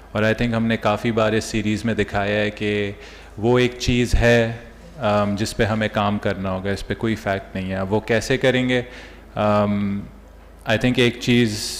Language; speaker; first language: Urdu; native; Urdu